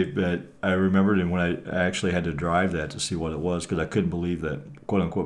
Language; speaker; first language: English; native; English